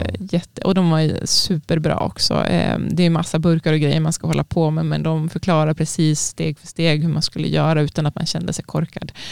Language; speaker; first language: Swedish; native; Swedish